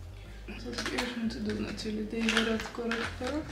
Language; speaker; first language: Dutch; native; Dutch